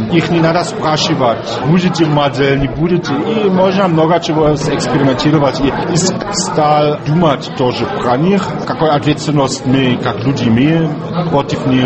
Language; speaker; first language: Russian; non-native, fluent; German